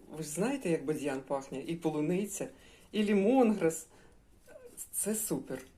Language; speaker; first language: Ukrainian; non-native, local second language; Russian